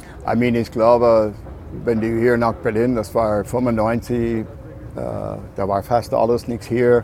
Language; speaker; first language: German; non-native, fluent; English